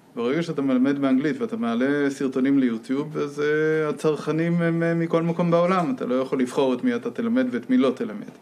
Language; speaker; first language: Hebrew; non-native, fluent; English